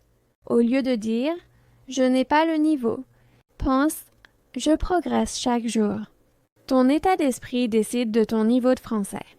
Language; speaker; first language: French; non-native, fluent; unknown